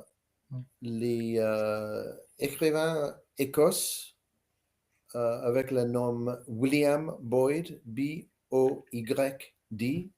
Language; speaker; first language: French; non-native, learner; English